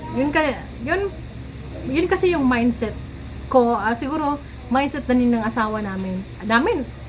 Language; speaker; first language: Filipino; non-native, local second language; Cebuano